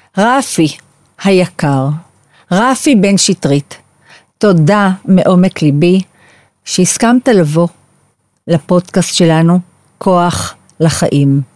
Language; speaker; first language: Hebrew; native; Hebrew